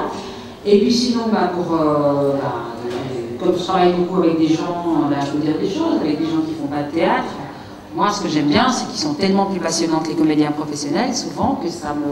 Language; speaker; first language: French; native; French